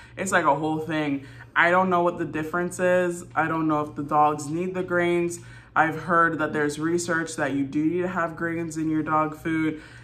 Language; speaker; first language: English; native; English